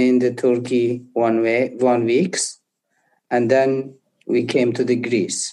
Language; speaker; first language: English; non-native, learner; Persian